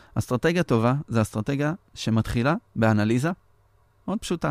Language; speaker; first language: Hebrew; native; Hebrew